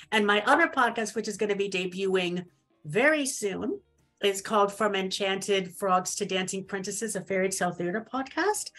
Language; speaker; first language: English; native; English